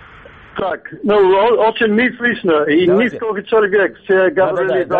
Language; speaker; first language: Russian; non-native, fluent; English